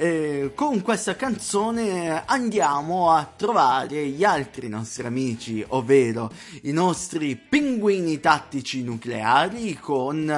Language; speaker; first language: Italian; native; Italian